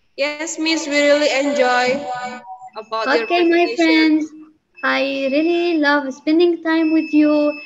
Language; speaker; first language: English; non-native, fluent; Arabic